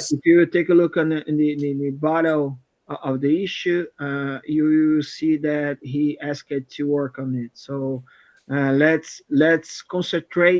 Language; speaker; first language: English; non-native, fluent; Portuguese